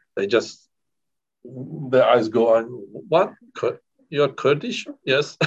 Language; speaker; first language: English; non-native, fluent; Kurdish